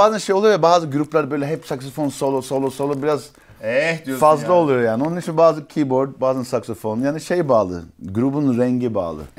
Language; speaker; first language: Turkish; early bilingual, heritage; Turkish